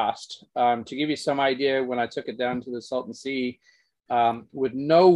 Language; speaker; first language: English; native; English